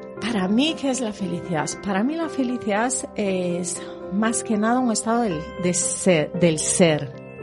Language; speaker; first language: Spanish; early bilingual, heritage; Spanish